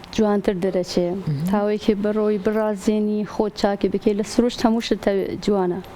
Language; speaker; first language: Central Kurdish; non-native, local second language; Southern Kurdish